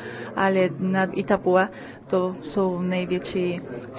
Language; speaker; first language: Czech; early bilingual, heritage; Spanish